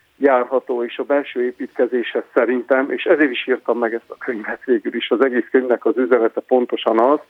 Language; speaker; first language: Hungarian; non-native, fluent; Italian